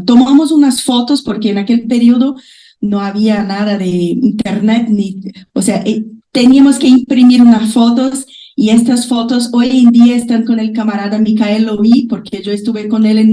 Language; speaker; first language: Spanish; non-native, fluent; Portuguese